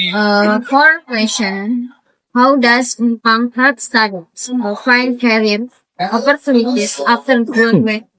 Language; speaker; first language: English; non-native, learner; Indonesian